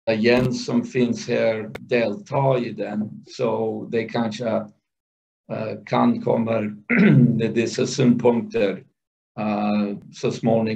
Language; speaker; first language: Swedish; non-native, fluent; English